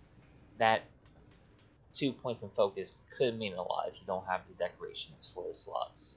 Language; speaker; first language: English; native; English